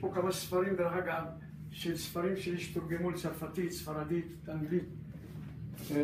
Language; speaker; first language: Hebrew; early bilingual, other home language; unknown